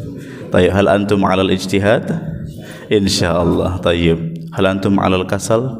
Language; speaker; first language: Arabic; non-native, fluent; Indonesian